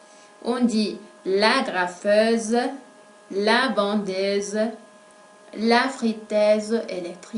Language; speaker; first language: French; non-native, fluent; Spanish